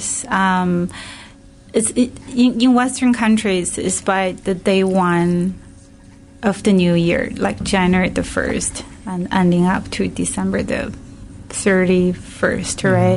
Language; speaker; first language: English; non-native, learner; Chinese